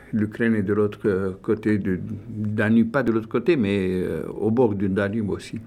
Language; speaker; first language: French; non-native, fluent; Romanian